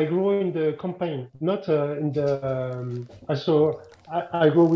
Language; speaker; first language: English; non-native, fluent; French